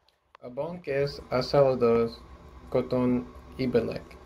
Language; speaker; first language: Hungarian; non-native, learner; English